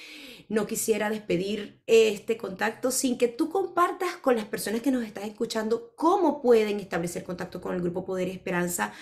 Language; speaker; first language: Spanish; native; Spanish